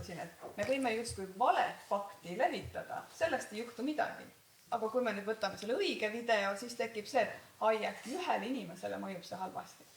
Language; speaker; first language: Estonian; native; Estonian